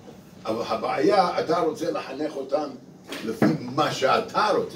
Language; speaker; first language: Hebrew; non-native, fluent; English